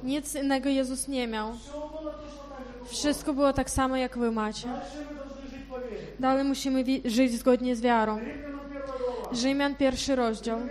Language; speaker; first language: Polish; non-native, fluent; Ukrainian